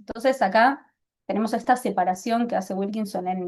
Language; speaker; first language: Spanish; native; Spanish